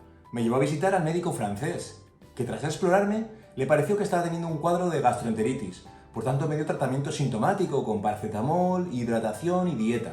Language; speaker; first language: Spanish; native; Spanish